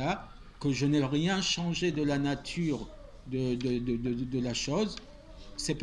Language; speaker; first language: French; native; French